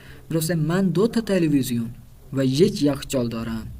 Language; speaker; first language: Persian; non-native, fluent; Urdu